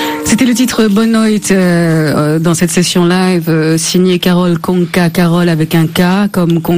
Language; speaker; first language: French; native; French